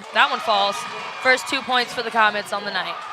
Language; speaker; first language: English; native; English